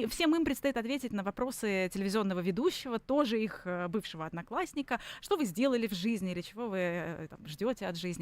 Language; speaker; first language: Russian; native; Russian